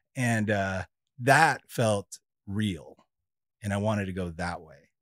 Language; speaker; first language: English; native; English